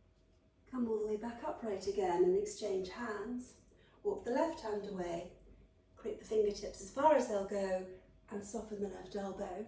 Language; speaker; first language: English; native; English